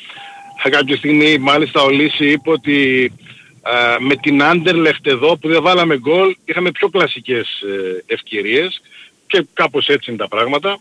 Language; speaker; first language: Greek; native; Greek